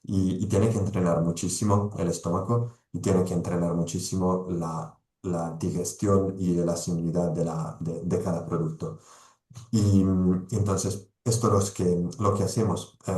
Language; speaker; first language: Spanish; non-native, fluent; Italian